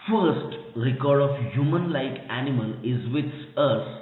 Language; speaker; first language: English; non-native, local second language; Marathi